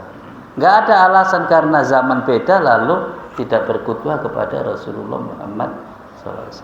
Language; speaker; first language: Indonesian; native; Indonesian